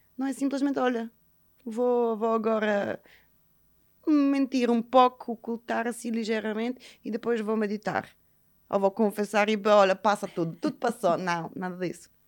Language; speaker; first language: Portuguese; non-native, fluent; Bulgarian